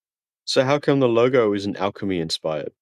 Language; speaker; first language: English; native; English